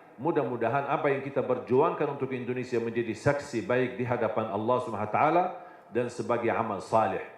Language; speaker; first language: Indonesian; non-native, fluent; Arabic